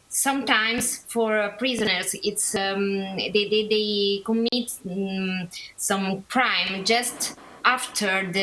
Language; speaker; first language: English; non-native, learner; Italian